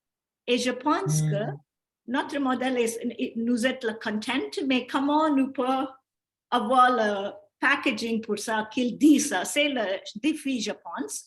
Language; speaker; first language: French; non-native, learner; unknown